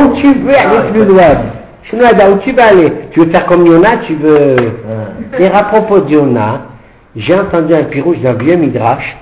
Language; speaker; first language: French; native; French